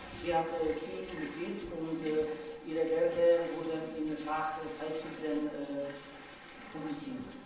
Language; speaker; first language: German; non-native, learner; Czech